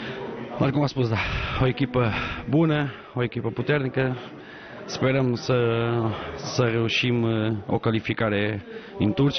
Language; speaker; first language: Romanian; non-native, learner; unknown